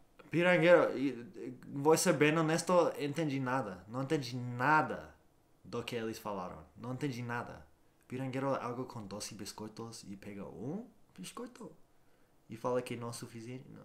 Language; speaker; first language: Portuguese; non-native, fluent; English